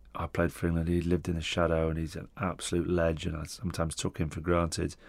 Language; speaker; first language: English; non-native, local second language; Italian